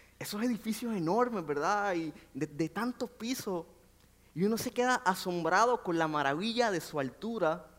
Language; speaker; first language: Spanish; native; Spanish